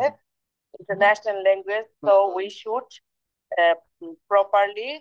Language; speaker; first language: English; non-native, learner; Bangla